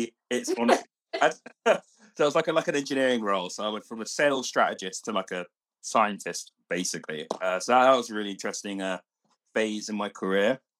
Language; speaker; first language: English; native; English